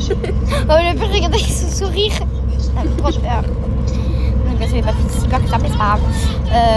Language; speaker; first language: French; native; French